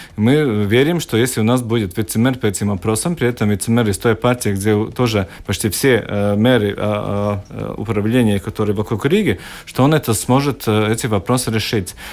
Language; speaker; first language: Russian; non-native, local second language; Latvian